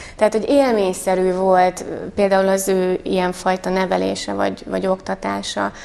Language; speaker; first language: Hungarian; native; Hungarian